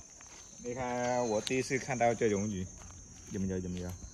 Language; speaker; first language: Chinese; non-native, fluent; Vietnamese